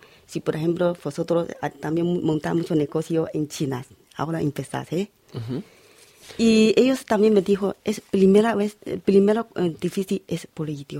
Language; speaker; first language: Spanish; non-native, learner; Chinese